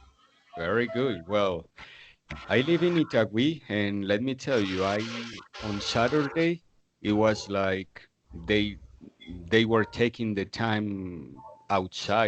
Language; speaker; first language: English; non-native, fluent; Spanish